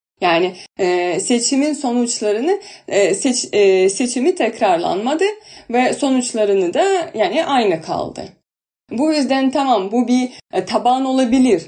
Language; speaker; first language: Turkish; non-native, fluent; Russian